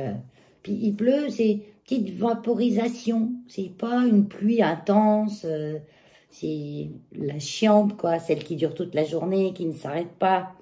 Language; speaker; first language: French; native; French